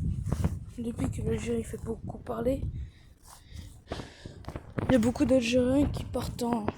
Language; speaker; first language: French; early bilingual, other home language; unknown